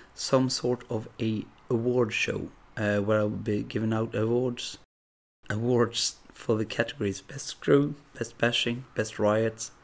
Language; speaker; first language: English; non-native, fluent; Swedish